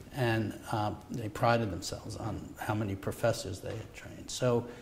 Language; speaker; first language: English; native; English